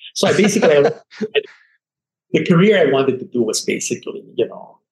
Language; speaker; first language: English; non-native, local second language; Filipino